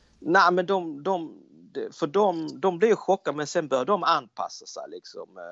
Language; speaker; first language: Swedish; early bilingual, other home language; Cantonese